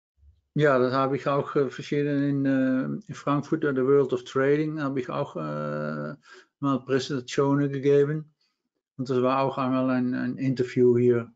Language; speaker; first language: German; non-native, fluent; Dutch